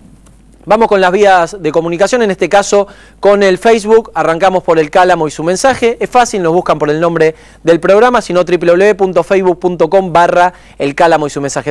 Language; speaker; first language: Spanish; native; Spanish